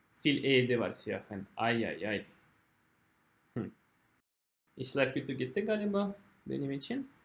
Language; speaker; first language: Turkish; non-native, fluent; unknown